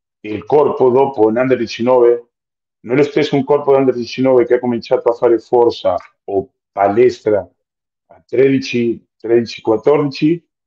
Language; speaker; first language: Italian; non-native, fluent; Spanish